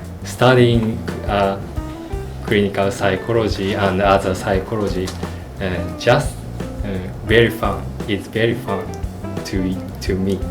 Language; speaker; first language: English; non-native, learner; Japanese